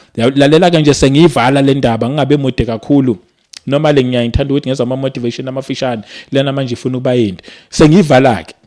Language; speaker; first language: Zulu; native; Zulu